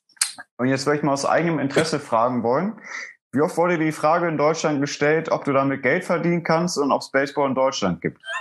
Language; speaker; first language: German; native; German